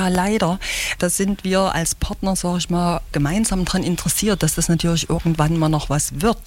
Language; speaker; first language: German; native; German